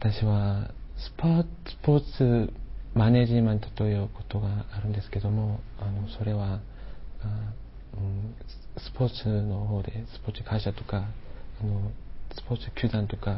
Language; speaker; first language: Japanese; non-native, fluent; Korean